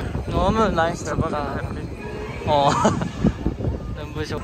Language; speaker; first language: Korean; non-native, learner; Japanese